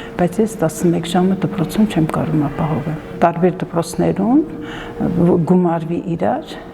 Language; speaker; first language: Armenian; non-native, local second language; Kurdish